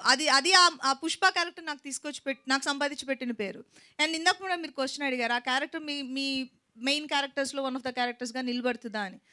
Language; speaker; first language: Telugu; native; Telugu